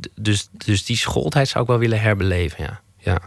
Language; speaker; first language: Dutch; native; Dutch